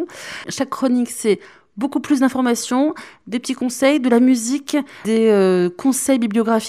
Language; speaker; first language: French; native; French